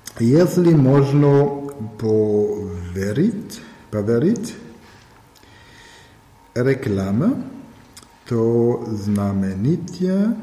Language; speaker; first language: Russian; non-native, learner; German